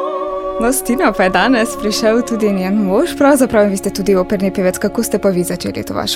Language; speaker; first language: Slovenian; native; Slovenian